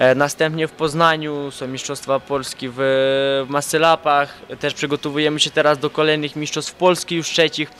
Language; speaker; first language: Polish; non-native, fluent; Ukrainian